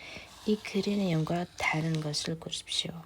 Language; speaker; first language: Korean; non-native, fluent; Indonesian